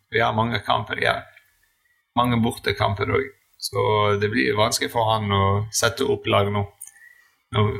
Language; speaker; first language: Norwegian; non-native, fluent; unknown